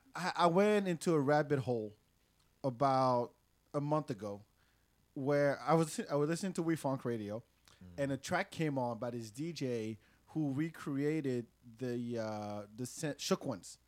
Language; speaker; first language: English; non-native, fluent; French